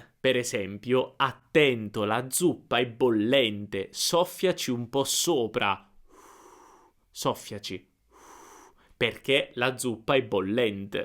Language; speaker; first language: Italian; native; Italian